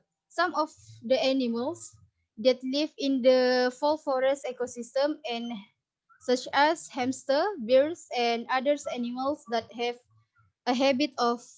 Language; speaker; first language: English; non-native, learner; Indonesian